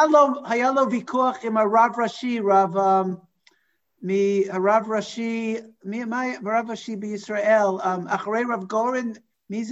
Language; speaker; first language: Hebrew; non-native, fluent; English